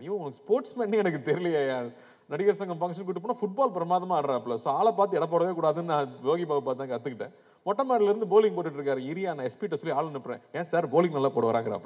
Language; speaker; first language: Tamil; native; Tamil